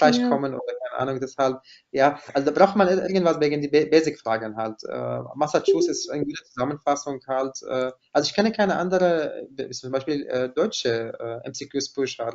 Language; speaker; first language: German; non-native, fluent; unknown